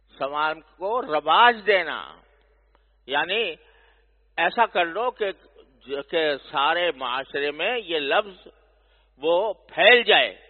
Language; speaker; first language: Urdu; native; Urdu